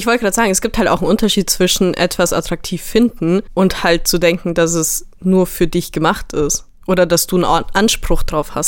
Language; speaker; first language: German; native; German